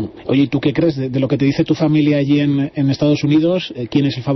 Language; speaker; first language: Spanish; native; Spanish